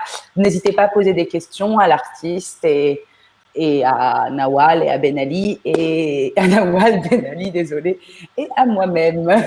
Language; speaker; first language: French; native; French